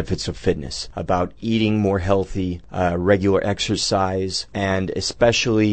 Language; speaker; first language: English; native; English